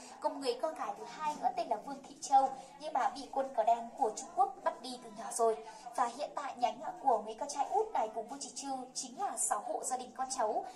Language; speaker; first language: Vietnamese; non-native, local second language; Hmong